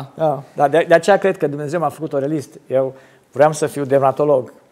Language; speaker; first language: Romanian; non-native, local second language; German